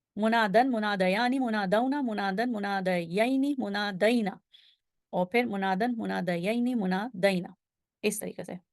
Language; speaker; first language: Urdu; native; Urdu